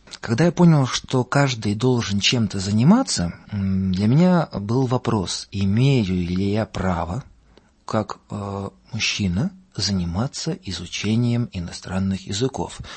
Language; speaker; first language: Russian; non-native, local second language; Latvian